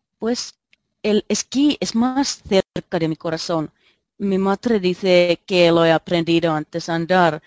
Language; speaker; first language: Spanish; non-native, learner; Finnish